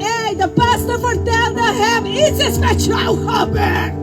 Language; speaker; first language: Dutch; non-native, local second language; Papiamento